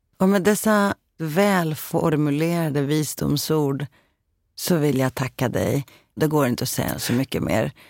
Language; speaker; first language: Swedish; early bilingual, other home language; Greek